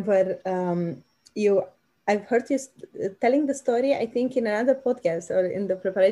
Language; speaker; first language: English; non-native, fluent; Romanian